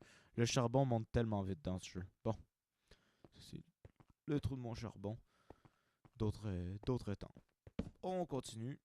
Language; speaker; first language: French; native; French